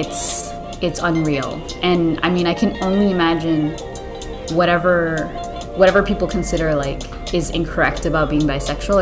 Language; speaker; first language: English; early bilingual, other home language; Spanish